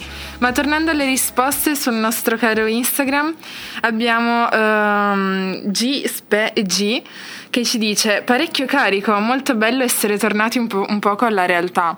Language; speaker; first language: Italian; native; Italian